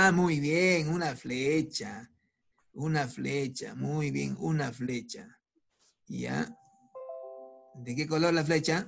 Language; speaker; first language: Spanish; native; Spanish